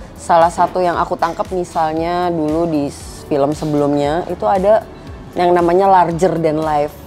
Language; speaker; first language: Indonesian; non-native, local second language; Javanese